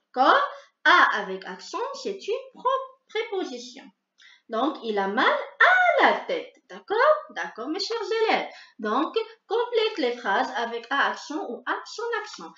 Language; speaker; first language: French; non-native, local second language; Arabic